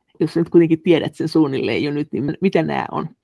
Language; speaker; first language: Finnish; native; Finnish